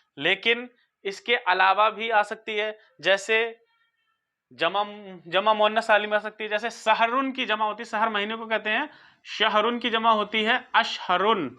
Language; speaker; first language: Urdu; native; Urdu